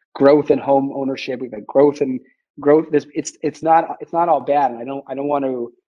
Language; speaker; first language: English; native; English